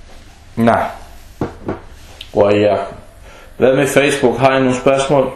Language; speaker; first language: Danish; non-native, fluent; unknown